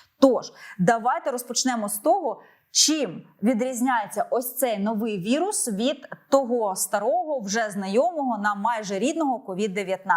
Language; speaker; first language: Ukrainian; native; Ukrainian